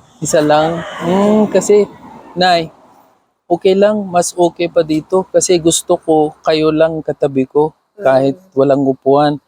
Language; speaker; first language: Filipino; non-native, learner; Urdu